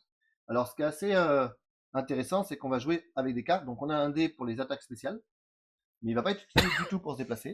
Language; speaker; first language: French; native; French